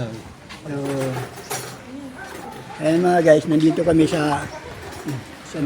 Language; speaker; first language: Filipino; native; Filipino